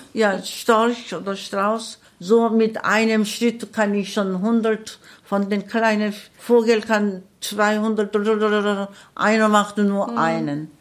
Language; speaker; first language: German; non-native, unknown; Korean